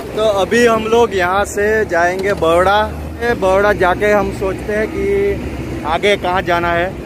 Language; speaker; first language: Hindi; non-native, local second language; Gujarati